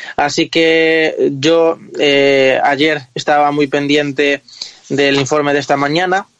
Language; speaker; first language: Spanish; native; Spanish